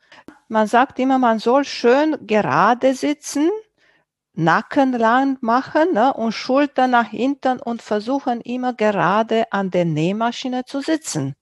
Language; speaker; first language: German; non-native, fluent; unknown